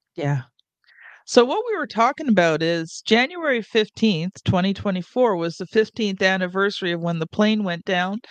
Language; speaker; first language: English; native; English